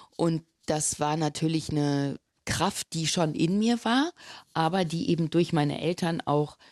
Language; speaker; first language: German; native; German